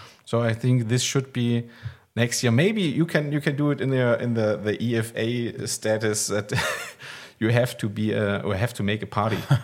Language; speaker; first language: English; non-native, learner; German